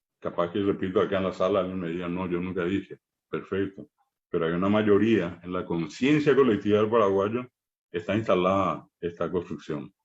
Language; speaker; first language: Spanish; non-native, local second language; Guarani